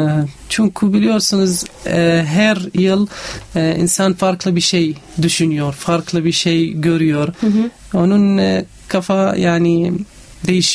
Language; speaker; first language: Turkish; non-native, learner; Arabic